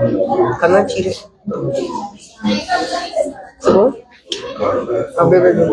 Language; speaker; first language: French; non-native, fluent; Russian